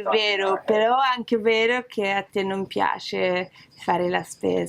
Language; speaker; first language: Italian; non-native, fluent; English